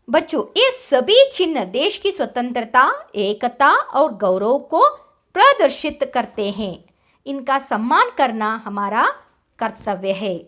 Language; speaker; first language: Hindi; non-native, local second language; Kannada